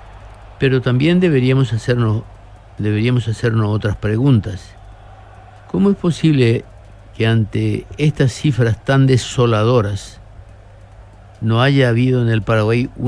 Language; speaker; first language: Spanish; native; Spanish